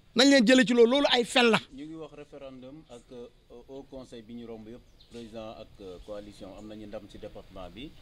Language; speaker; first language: Wolof; non-native, local second language; Fula